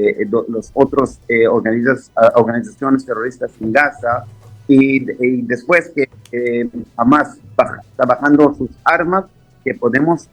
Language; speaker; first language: Spanish; non-native, fluent; Hebrew